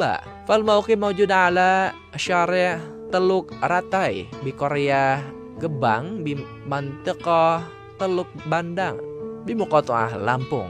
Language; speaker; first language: Arabic; non-native, fluent; Indonesian